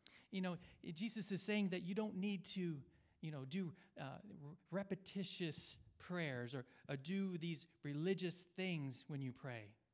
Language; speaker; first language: English; native; English